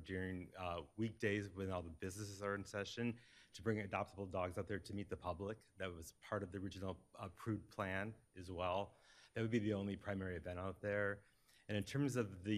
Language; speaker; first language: English; native; English